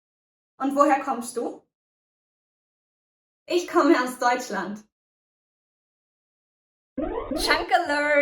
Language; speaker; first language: German; early bilingual, other home language; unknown